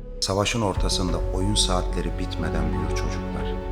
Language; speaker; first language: Turkish; native; Turkish